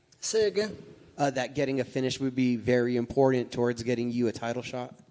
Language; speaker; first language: English; native; English